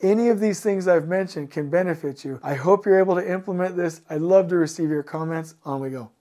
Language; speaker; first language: English; native; English